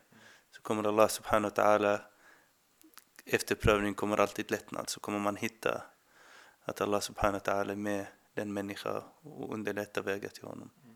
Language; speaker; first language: Swedish; non-native, fluent; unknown